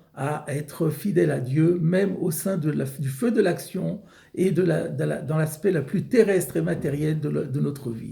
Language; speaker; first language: French; native; French